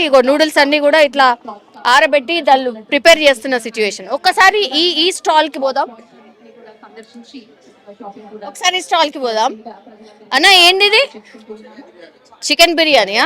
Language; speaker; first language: Telugu; native; Telugu